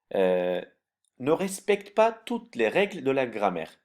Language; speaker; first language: French; non-native, fluent; Turkish